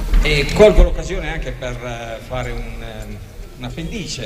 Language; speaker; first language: Italian; native; Italian